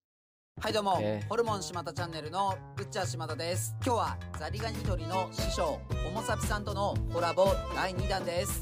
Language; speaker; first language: Japanese; native; Japanese